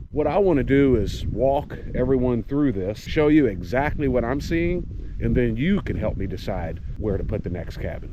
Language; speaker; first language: English; native; English